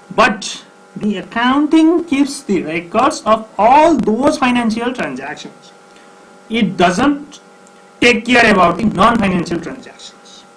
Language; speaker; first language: English; non-native, local second language; Nepali